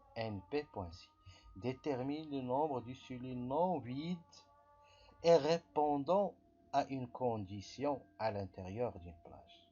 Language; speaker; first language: French; non-native, local second language; Arabic